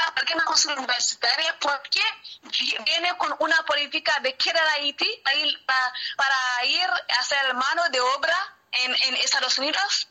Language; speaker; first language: Spanish; non-native, learner; Haitian Creole